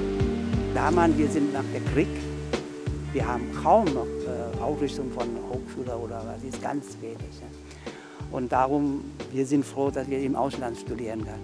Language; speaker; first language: German; non-native, learner; Vietnamese